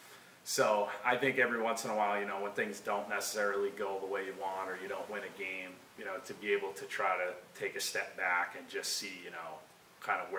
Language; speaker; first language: English; native; English